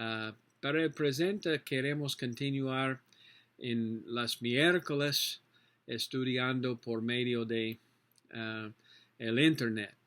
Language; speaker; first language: Spanish; non-native, learner; English